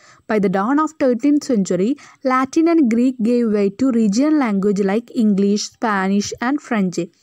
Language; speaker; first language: English; non-native, local second language; Malayalam